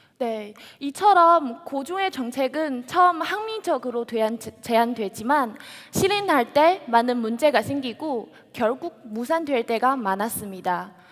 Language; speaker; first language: Korean; non-native, fluent; Chinese